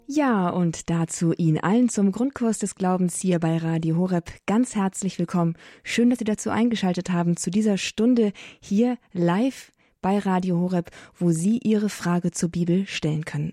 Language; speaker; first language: German; native; German